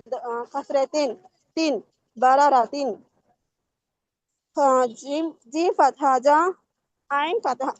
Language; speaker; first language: Arabic; non-native, learner; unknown